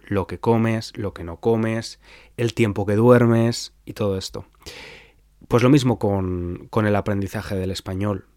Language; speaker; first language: Spanish; native; Spanish